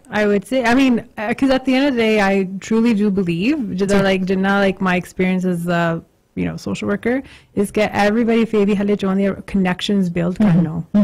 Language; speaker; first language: English; early bilingual, other home language; Punjabi